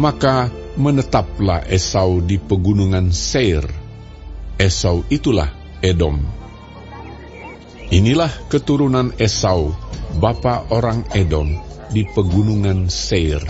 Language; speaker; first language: Indonesian; native; Indonesian